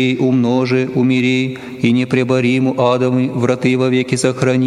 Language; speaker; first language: Russian; native; Russian